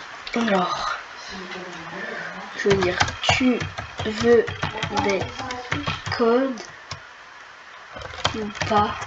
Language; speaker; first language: French; native; French